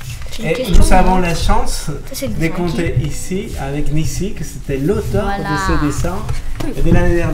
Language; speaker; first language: French; non-native, fluent; Spanish